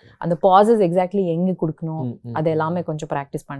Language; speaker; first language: Tamil; non-native, local second language; Kannada